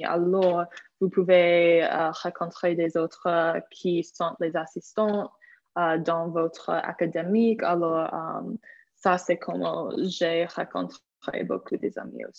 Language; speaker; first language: French; non-native, fluent; English